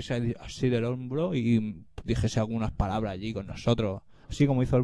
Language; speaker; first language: Spanish; native; Spanish